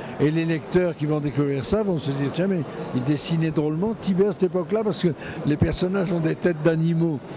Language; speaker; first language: French; native; French